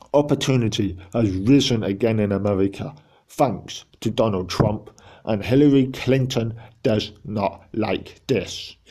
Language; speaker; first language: English; native; English